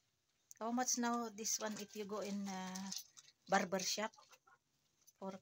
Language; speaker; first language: English; non-native, learner; Filipino